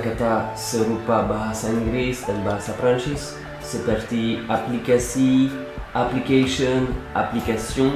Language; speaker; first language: Indonesian; non-native, learner; French